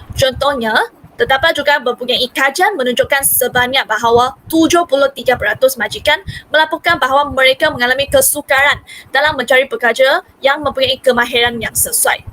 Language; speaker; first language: Malay; non-native, local second language; Hakka Chinese